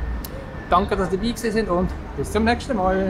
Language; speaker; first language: German; native; German